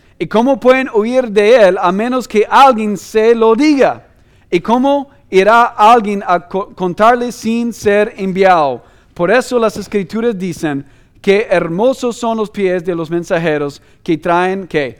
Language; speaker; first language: Spanish; non-native, fluent; English